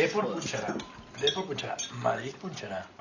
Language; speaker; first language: Catalan; native; Catalan